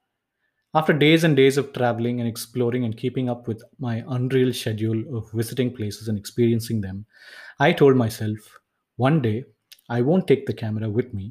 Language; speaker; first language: English; non-native, local second language; Tamil